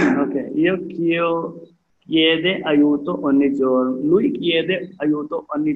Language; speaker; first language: Italian; non-native, learner; Hindi